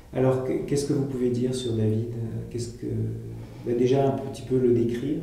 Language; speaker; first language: French; native; French